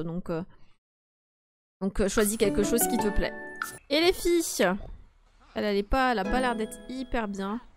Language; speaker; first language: French; native; French